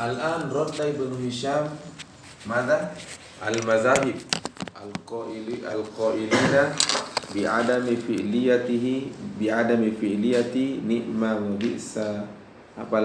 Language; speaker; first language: Arabic; non-native, fluent; Indonesian